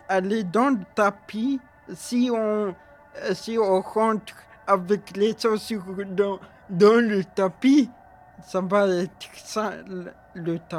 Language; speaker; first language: French; early bilingual, other home language; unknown